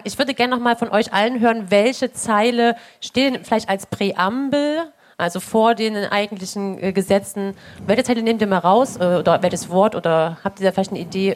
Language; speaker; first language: German; native; German